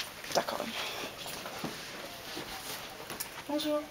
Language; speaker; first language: French; non-native, learner; English